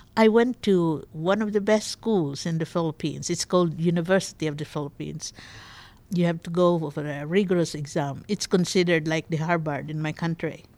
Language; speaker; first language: English; non-native, local second language; Bikol